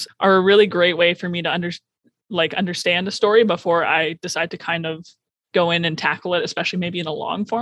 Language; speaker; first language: English; native; English